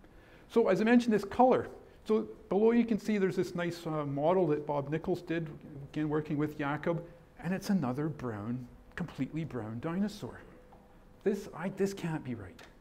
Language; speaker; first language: English; native; English